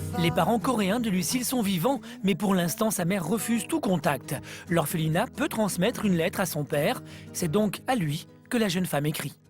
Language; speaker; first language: French; native; French